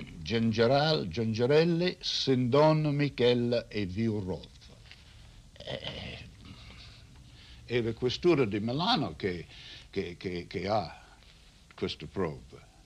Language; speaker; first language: Italian; non-native, learner; English